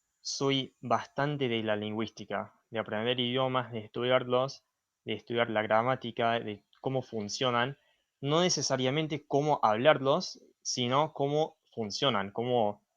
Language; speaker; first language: Spanish; non-native, fluent; English